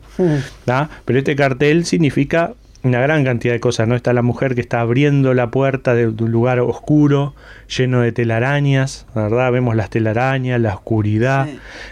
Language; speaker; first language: Spanish; native; Spanish